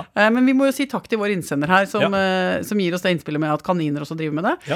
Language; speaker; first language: Norwegian; native; Norwegian